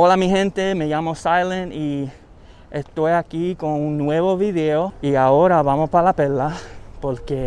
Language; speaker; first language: Spanish; early bilingual, heritage; English